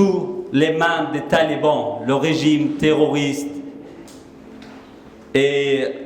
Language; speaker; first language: French; non-native, fluent; Persian